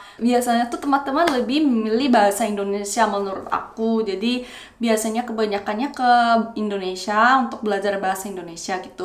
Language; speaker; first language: Indonesian; non-native, fluent; Korean